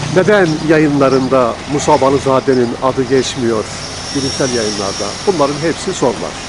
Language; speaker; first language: Turkish; native; Turkish